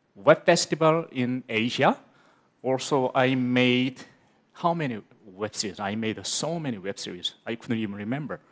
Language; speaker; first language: English; non-native, learner; Korean